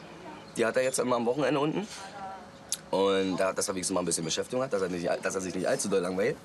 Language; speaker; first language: German; native; German